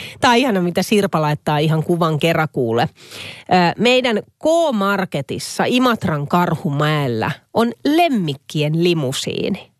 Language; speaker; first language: Finnish; native; Finnish